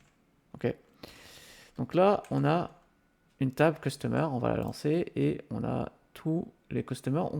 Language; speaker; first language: French; native; French